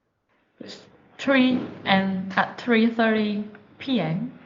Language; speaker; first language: English; non-native, learner; Vietnamese